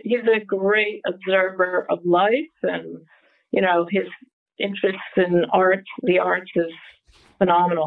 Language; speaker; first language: English; native; English